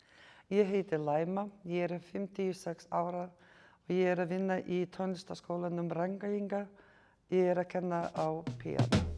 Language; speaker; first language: Icelandic; non-native, learner; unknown